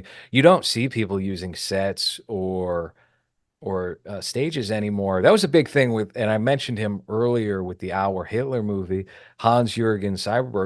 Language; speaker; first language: English; native; English